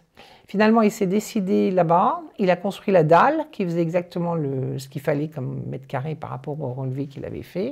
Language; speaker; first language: French; native; French